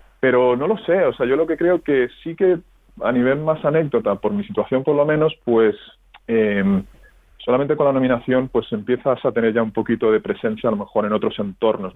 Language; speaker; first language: Spanish; native; Spanish